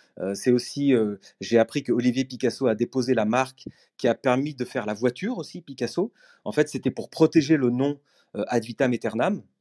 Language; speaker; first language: French; native; French